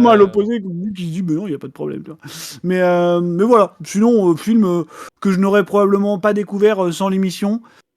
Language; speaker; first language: French; native; French